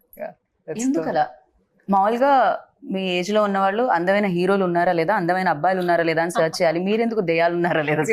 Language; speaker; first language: Telugu; native; Telugu